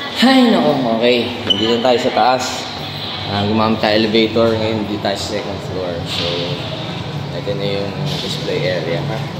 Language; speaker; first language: Filipino; native; Filipino